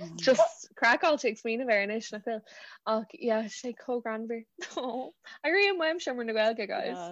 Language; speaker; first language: Irish; non-native, local second language; English